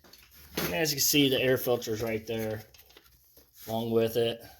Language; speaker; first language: English; native; English